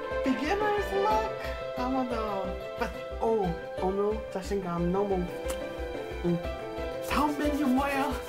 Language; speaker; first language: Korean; non-native, learner; English